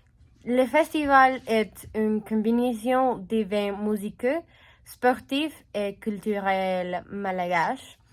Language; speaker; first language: French; non-native, learner; Spanish